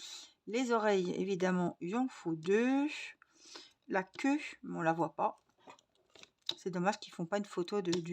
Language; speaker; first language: French; native; French